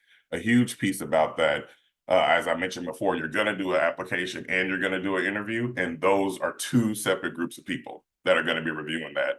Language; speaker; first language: English; native; English